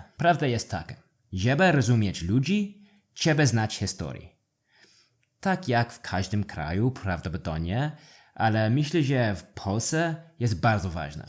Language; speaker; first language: Polish; non-native, learner; English